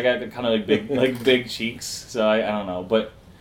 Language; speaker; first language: English; native; English